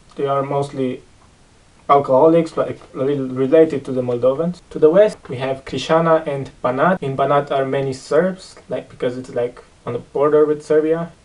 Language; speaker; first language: English; non-native, fluent; Romanian